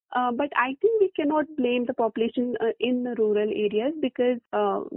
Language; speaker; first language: English; non-native, local second language; Kashmiri